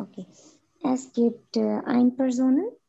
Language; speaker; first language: German; non-native, learner; Urdu